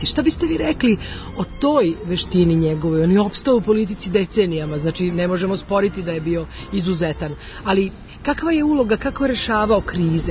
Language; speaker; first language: Serbian; native; Serbian